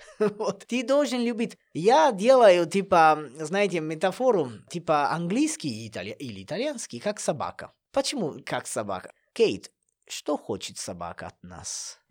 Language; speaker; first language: Russian; non-native, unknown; Italian